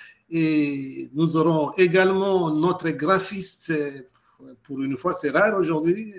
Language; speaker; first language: French; non-native, local second language; Lingala